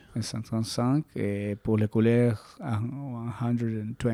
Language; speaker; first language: French; non-native, learner; Spanish